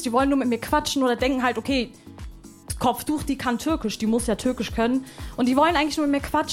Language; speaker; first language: German; early bilingual, other home language; Arabic